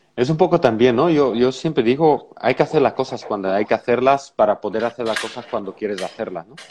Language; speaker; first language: Spanish; non-native, fluent; Dutch